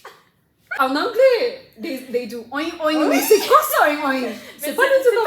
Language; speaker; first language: French; non-native, fluent; Indonesian